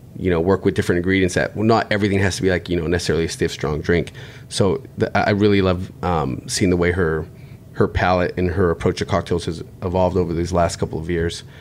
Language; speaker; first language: English; native; English